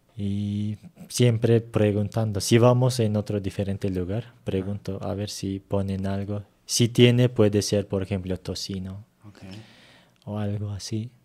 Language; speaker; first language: Spanish; non-native, fluent; Turkish